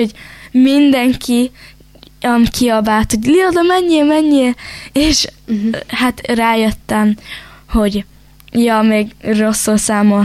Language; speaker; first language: Hungarian; early bilingual, heritage; Hungarian